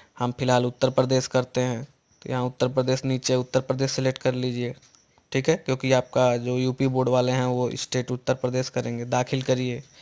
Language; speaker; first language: Hindi; native; Hindi